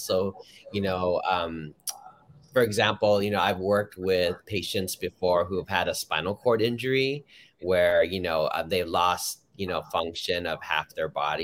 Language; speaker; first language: English; native; English